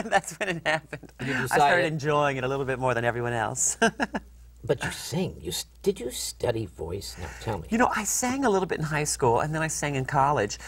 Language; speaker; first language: English; native; English